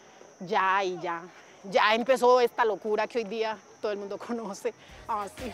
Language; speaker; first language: Spanish; native; Spanish